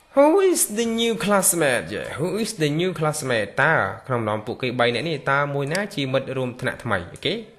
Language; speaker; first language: English; non-native, learner; Khmer